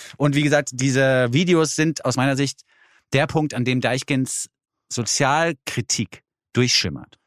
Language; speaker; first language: German; native; German